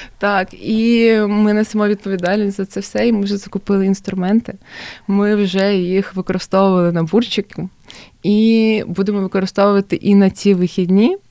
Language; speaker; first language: Ukrainian; non-native, local second language; Russian